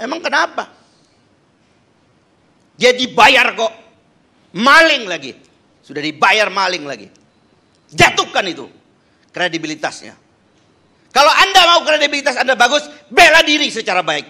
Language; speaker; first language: Indonesian; native; Indonesian